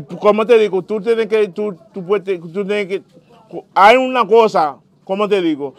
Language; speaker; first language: Spanish; non-native, learner; Haitian Creole